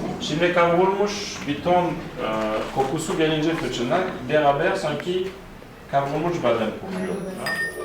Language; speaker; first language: Turkish; non-native, fluent; French